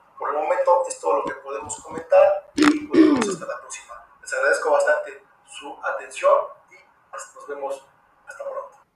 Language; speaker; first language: Spanish; native; Spanish